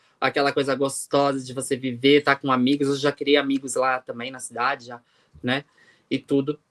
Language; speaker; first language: Portuguese; native; Portuguese